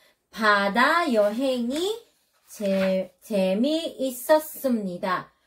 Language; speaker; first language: Korean; non-native, fluent; Filipino